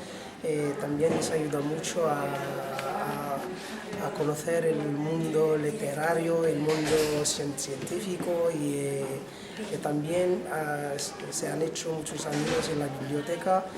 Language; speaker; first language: Spanish; non-native, fluent; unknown